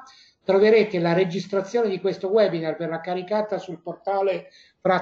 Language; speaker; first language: Italian; native; Italian